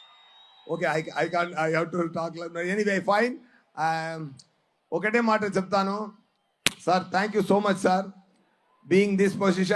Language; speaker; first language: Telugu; non-native, fluent; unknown